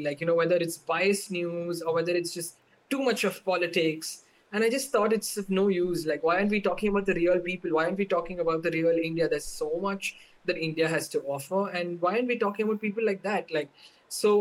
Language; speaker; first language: English; non-native, local second language; Tamil